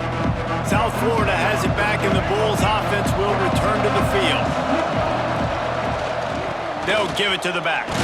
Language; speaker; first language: English; native; English